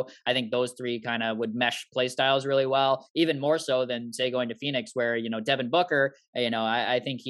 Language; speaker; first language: English; native; English